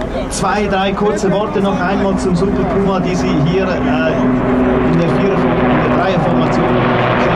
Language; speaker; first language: German; native; German